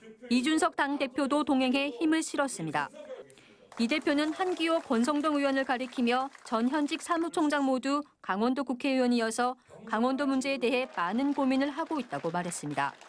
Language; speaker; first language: Korean; native; Korean